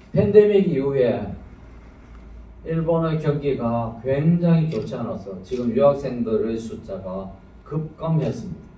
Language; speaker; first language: Korean; native; Korean